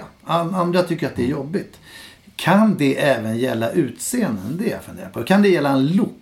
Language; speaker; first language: Swedish; native; Swedish